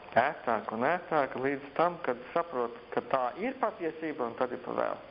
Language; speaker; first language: Latvian; early bilingual, heritage; Latvian